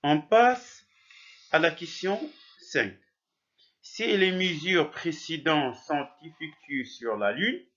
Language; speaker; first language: French; non-native, local second language; Arabic